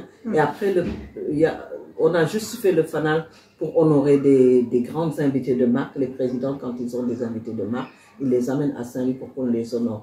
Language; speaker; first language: French; non-native, local second language; Wolof